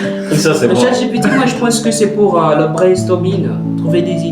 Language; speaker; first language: French; non-native, learner; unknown